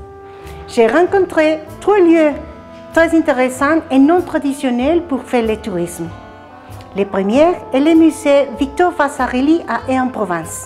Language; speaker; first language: French; non-native, learner; Spanish